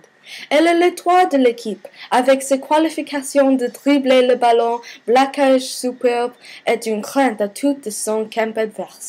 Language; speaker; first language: French; non-native, learner; English